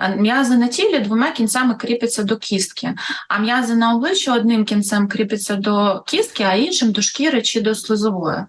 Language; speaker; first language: Ukrainian; non-native, local second language; Russian